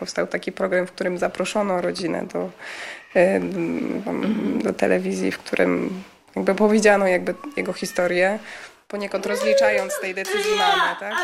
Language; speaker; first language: Polish; native; Polish